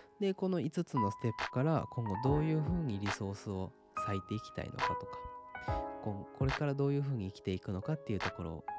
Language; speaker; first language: Japanese; native; Japanese